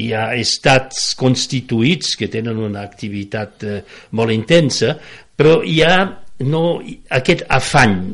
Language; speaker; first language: Catalan; non-native, fluent; French